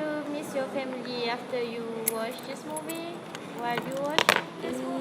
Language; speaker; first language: English; non-native, learner; Malay